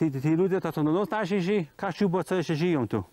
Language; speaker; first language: Polish; early bilingual, heritage; Polish